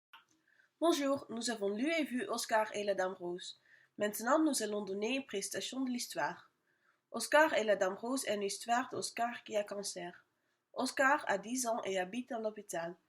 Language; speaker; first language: French; non-native, learner; Dutch